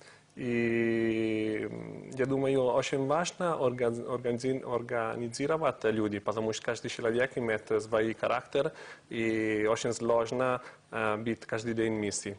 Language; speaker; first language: Russian; non-native, learner; Italian